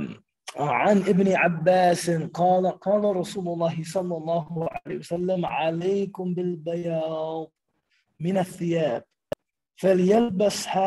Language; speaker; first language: Arabic; non-native, fluent; English